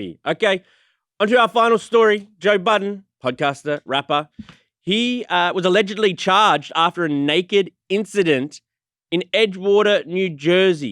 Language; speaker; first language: English; native; English